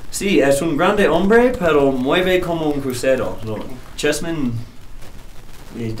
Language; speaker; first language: Spanish; non-native, learner; English